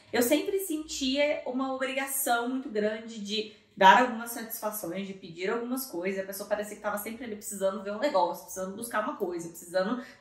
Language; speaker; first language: Portuguese; native; Portuguese